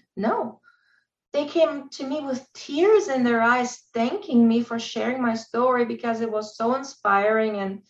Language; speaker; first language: English; non-native, fluent; German